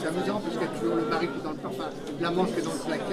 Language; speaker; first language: French; native; French